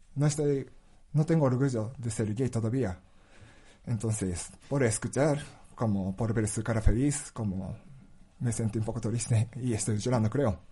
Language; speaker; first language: Spanish; non-native, fluent; Japanese